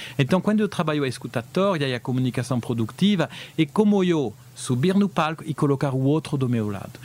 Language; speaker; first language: Portuguese; early bilingual, heritage; Portuguese